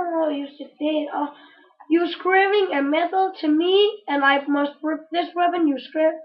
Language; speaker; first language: English; non-native, learner; Danish